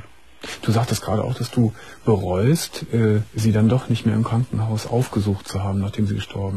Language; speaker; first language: German; native; German